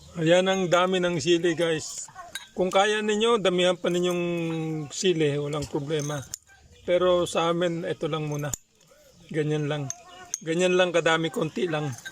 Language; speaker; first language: Filipino; native; Filipino